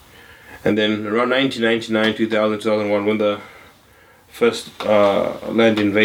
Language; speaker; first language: English; non-native, local second language; Shona